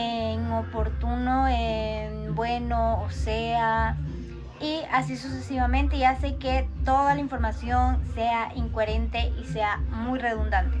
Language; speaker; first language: Spanish; native; Spanish